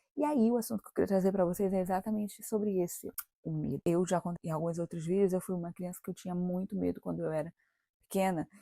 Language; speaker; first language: Portuguese; native; Portuguese